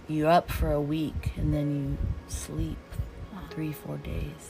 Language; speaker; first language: English; early bilingual, other home language; Portuguese